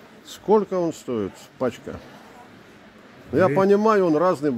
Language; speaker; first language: Russian; native; Russian